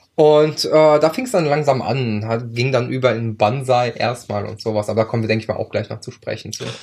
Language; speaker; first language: German; early bilingual, other home language; Ukrainian